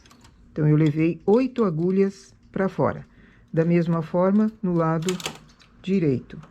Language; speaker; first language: Portuguese; native; Portuguese